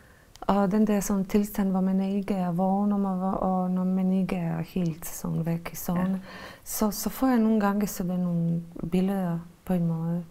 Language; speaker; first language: Danish; non-native, fluent; Bosnian